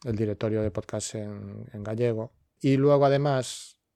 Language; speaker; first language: Spanish; non-native, local second language; Galician